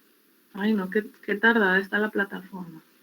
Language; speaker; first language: Spanish; native; Spanish